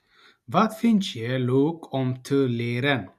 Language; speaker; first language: Dutch; non-native, learner; Tigrinya